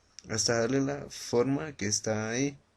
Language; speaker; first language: Spanish; native; Spanish